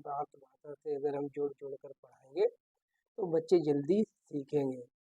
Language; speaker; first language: Hindi; native; Hindi